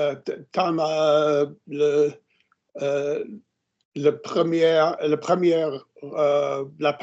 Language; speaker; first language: French; non-native, learner; English